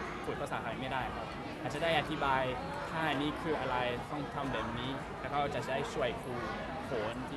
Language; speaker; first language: Thai; non-native, learner; English